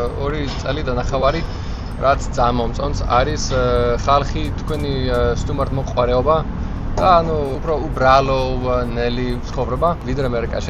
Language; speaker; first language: Georgian; non-native, learner; English